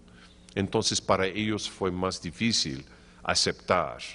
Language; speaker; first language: Spanish; non-native, fluent; English